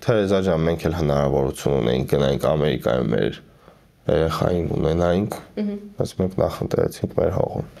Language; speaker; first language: Armenian; native; Armenian